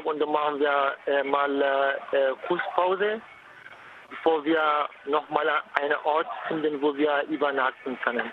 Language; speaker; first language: German; non-native, fluent; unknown